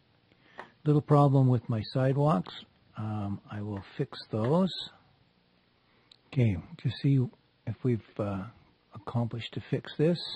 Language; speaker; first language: English; native; English